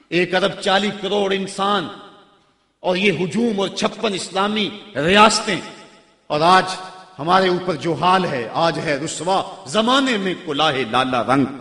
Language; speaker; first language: Urdu; non-native, local second language; Punjabi